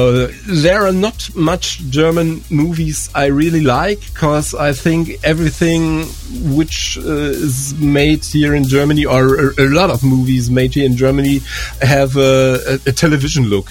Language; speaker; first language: English; non-native, fluent; German